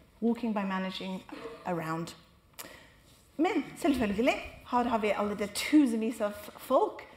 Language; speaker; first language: Norwegian; non-native, fluent; English